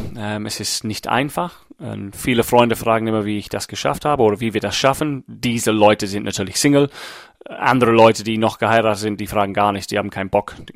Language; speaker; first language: German; non-native, fluent; English